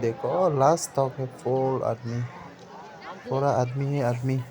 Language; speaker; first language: Hindi; non-native, local second language; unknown